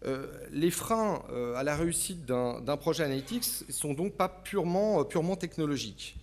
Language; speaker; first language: French; native; French